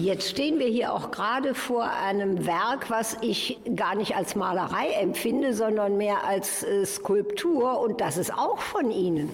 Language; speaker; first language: German; native; German